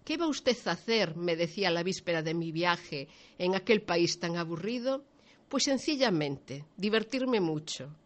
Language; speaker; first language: Spanish; non-native, local second language; Galician